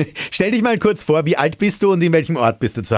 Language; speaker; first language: German; native; German